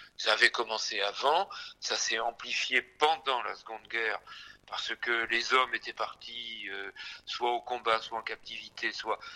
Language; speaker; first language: French; native; French